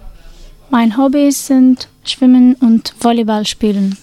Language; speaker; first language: German; non-native, learner; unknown